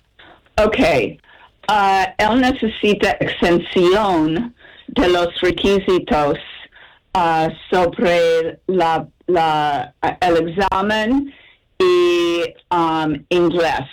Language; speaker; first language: Spanish; non-native, fluent; English